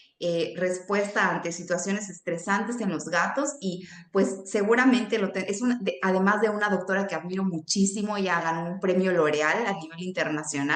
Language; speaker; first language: Spanish; native; Spanish